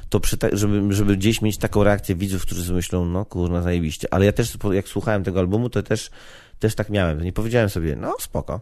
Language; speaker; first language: Polish; native; Polish